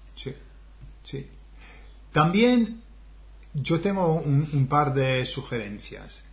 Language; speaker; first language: Spanish; non-native, fluent; English